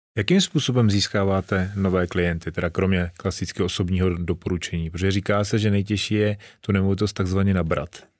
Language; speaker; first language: Czech; native; Czech